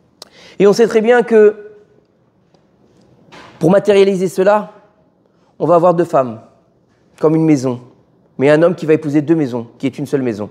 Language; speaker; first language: French; native; French